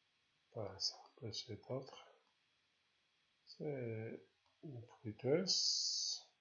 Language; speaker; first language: French; non-native, learner; Spanish